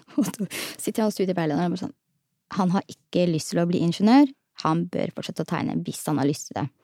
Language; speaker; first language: Norwegian; early bilingual, other home language; Somali